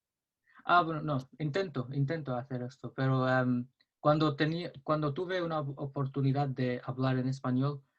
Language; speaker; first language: Spanish; non-native, learner; English